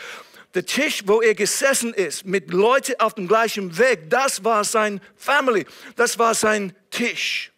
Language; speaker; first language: German; non-native, fluent; English